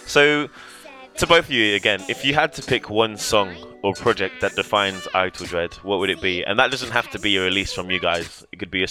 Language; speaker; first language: English; native; English